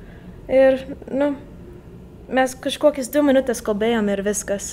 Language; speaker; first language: Lithuanian; early bilingual, other home language; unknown